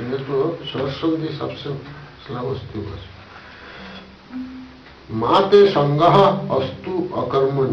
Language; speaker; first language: Russian; non-native, learner; Bangla